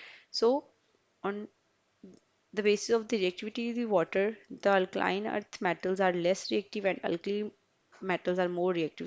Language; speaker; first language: English; non-native, local second language; Urdu